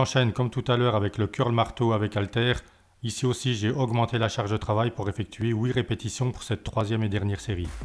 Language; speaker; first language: French; native; French